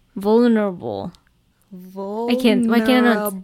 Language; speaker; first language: English; non-native, fluent; German